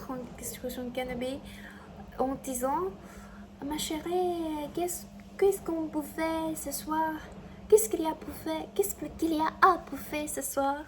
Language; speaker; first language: French; non-native, learner; Chinese